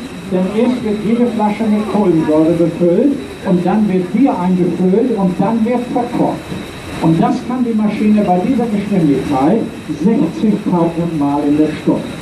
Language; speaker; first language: German; native; German